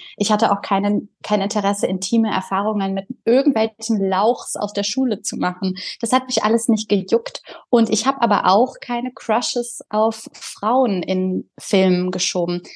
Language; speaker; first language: German; early bilingual, other home language; Bulgarian